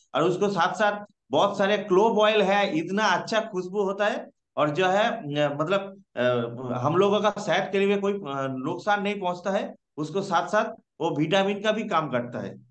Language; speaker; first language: Hindi; non-native, local second language; Bangla